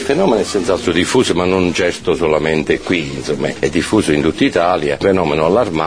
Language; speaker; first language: Italian; native; Italian